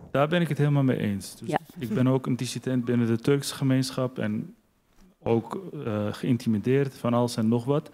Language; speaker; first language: Dutch; early bilingual, other home language; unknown